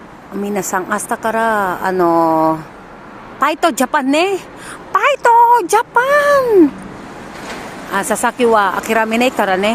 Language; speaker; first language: Japanese; non-native, learner; Filipino